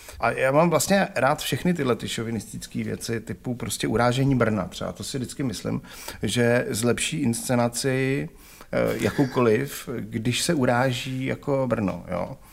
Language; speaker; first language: Czech; native; Czech